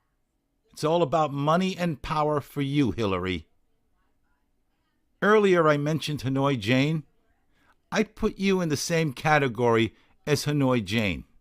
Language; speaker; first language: English; native; English